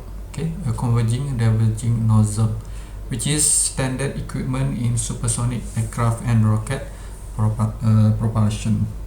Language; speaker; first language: English; non-native, local second language; Malay